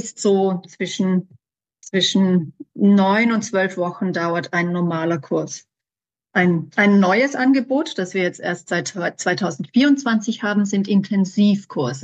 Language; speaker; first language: German; native; German